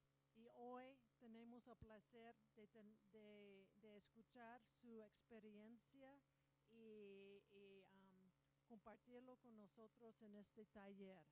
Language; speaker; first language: Spanish; non-native, learner; English